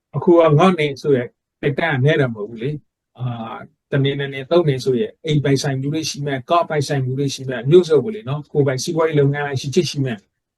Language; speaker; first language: Burmese; native; Burmese